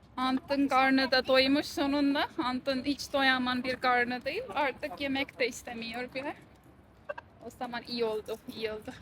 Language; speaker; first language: Turkish; non-native, fluent; Estonian